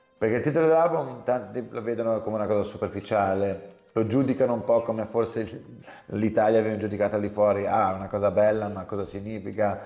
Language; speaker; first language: Italian; early bilingual, heritage; English